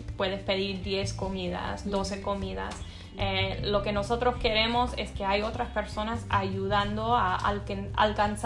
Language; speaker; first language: Spanish; non-native, fluent; English